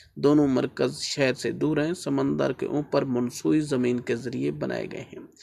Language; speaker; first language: Urdu; native; Urdu